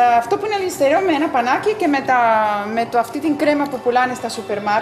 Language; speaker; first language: Greek; non-native, fluent; Spanish